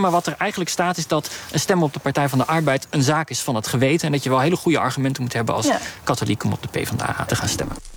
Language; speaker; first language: Dutch; native; Dutch